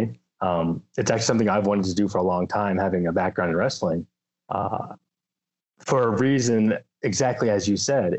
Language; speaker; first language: English; native; English